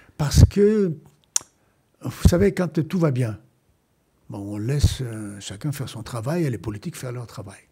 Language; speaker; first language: French; non-native, fluent; Greek